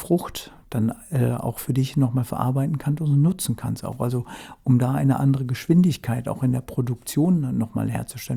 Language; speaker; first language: German; native; German